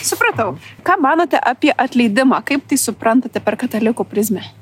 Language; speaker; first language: Lithuanian; native; Lithuanian